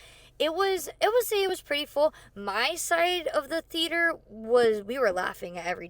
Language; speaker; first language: English; native; English